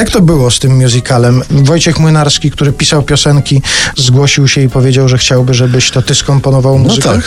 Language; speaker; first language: Polish; native; Polish